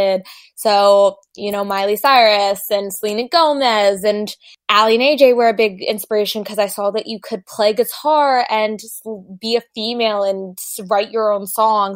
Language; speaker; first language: English; native; English